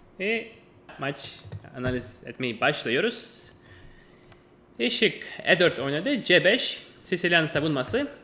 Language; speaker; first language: Turkish; non-native, fluent; Russian